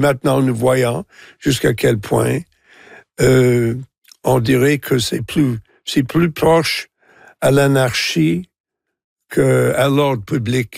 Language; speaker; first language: French; non-native, local second language; English